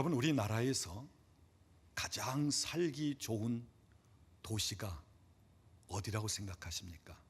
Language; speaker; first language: Korean; native; Korean